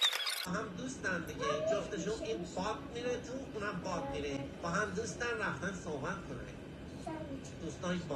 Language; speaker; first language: Persian; native; Persian